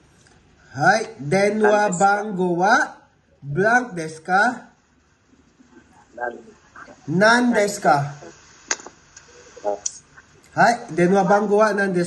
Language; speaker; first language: Japanese; non-native, learner; Filipino